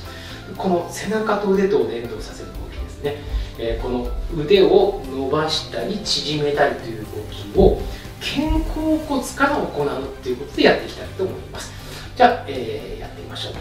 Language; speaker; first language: Japanese; native; Japanese